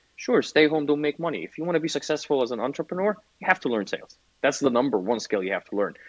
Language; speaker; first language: English; non-native, fluent; Arabic